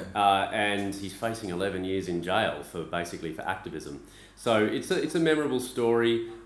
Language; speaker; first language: English; native; English